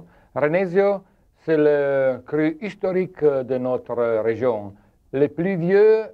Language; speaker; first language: French; non-native, learner; Italian